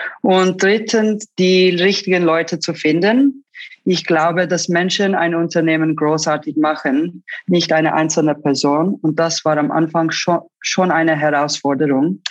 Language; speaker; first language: German; early bilingual, other home language; Turkish